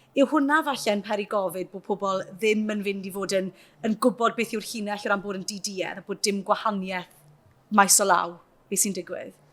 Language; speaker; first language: Welsh; native; Welsh